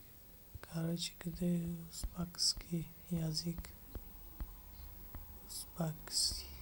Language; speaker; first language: Russian; non-native, learner; Tajik